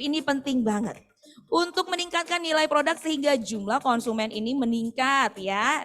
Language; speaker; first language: Indonesian; native; Indonesian